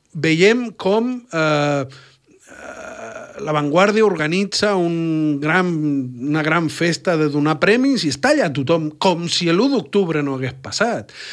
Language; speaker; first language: Catalan; native; Catalan